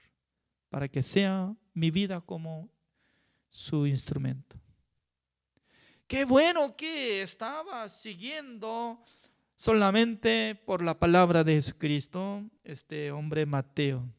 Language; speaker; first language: Spanish; non-native, fluent; Korean